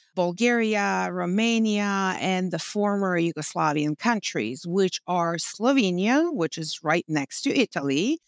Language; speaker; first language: English; non-native, fluent; Bosnian